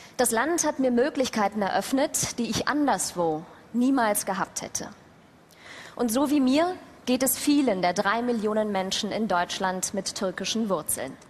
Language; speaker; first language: German; early bilingual, other home language; Turkish